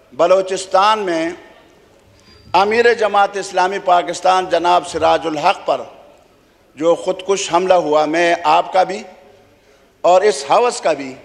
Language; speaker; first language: Urdu; non-native, local second language; Khowar